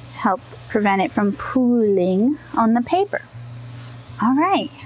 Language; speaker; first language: English; native; English